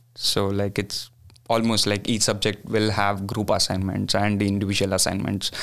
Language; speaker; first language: English; non-native, local second language; Kannada